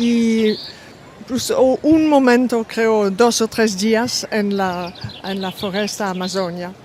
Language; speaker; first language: Spanish; non-native, fluent; French